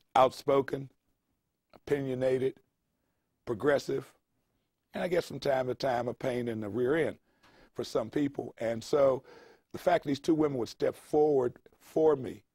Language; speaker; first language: English; native; English